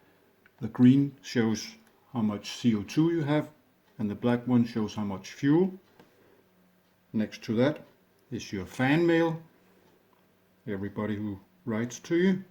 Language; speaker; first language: English; non-native, fluent; Danish